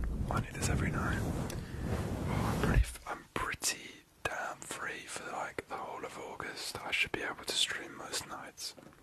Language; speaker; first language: English; native; English